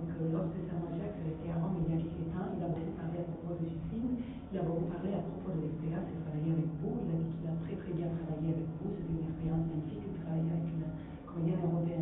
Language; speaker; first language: French; non-native, fluent; Italian